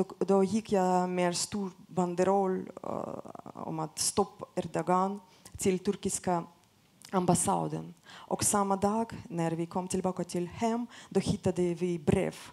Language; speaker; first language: Swedish; non-native, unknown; Russian